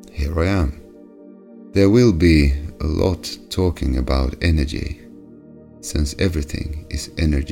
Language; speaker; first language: English; non-native, fluent; Swedish